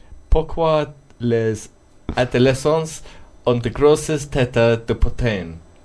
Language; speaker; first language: French; non-native, learner; English